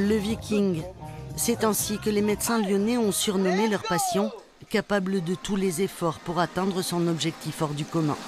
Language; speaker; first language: French; native; French